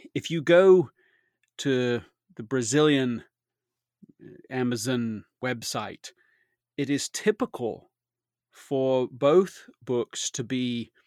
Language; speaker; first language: English; native; English